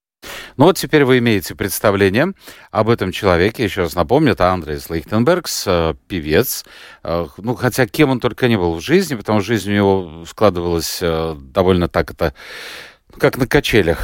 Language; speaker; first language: Russian; native; Russian